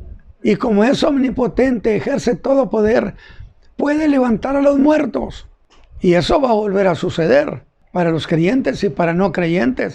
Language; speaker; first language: Spanish; native; Spanish